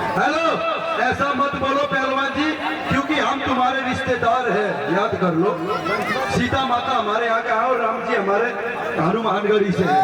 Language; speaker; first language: Hindi; native; Hindi